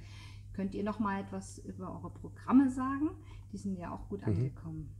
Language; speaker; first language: German; native; German